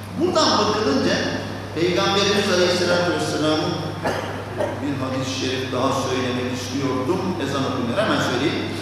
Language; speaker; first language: Turkish; non-native, fluent; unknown